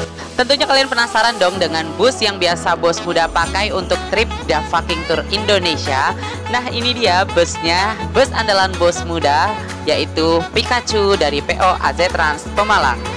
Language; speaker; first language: Indonesian; native; Indonesian